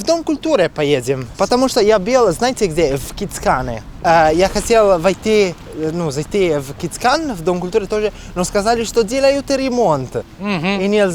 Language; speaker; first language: Russian; non-native, fluent; Italian